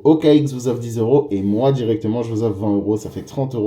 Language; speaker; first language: French; native; French